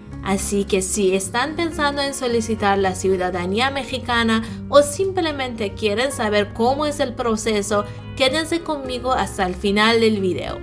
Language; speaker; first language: Spanish; non-native, fluent; Persian